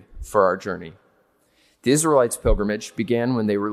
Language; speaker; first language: English; native; English